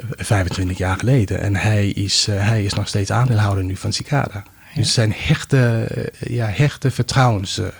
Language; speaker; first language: Dutch; non-native, fluent; Danish